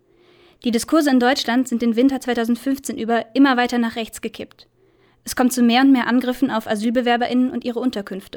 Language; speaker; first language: German; native; German